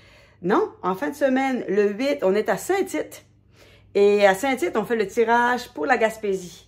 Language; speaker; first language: French; native; French